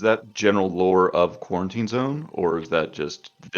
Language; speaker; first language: English; native; English